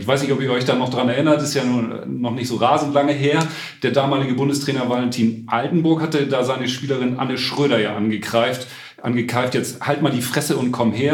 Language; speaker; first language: German; native; German